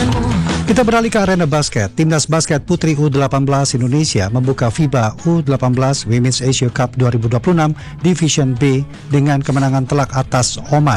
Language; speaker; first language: Indonesian; native; Indonesian